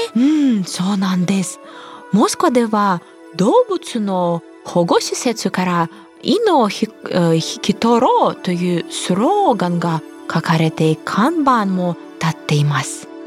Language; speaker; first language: Japanese; non-native, fluent; Russian